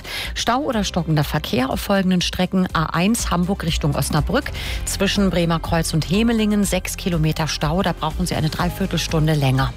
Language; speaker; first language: German; native; German